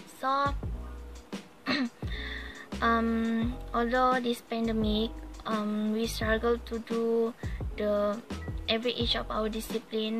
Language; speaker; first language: English; non-native, learner; Malay